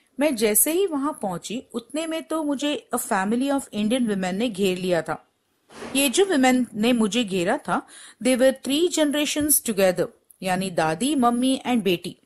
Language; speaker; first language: Hindi; non-native, local second language; Gujarati